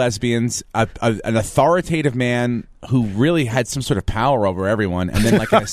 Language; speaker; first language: English; native; English